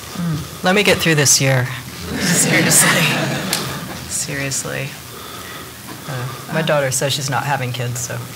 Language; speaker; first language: English; native; English